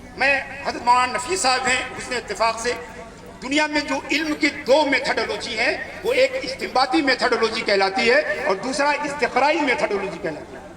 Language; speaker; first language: Urdu; native; Urdu